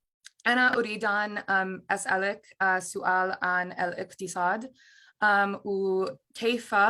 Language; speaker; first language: Arabic; non-native, learner; English